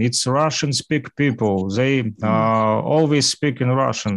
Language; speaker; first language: English; non-native, learner; Russian